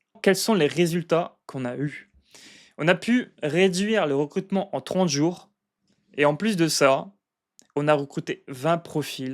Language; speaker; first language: French; native; French